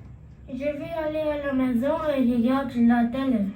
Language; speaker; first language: French; non-native, learner; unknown